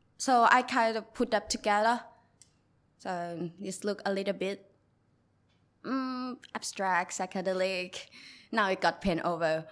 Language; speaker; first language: English; non-native, learner; Thai